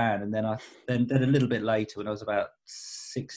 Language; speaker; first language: English; native; English